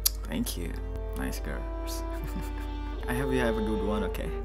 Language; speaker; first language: English; non-native, fluent; Indonesian